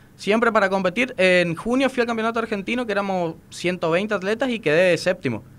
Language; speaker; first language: Spanish; native; Spanish